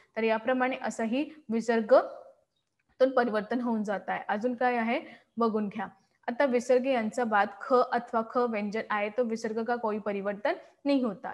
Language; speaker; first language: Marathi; non-native, local second language; Hindi